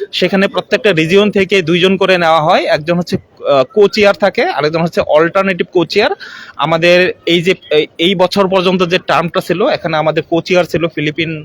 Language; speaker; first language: Bangla; non-native, local second language; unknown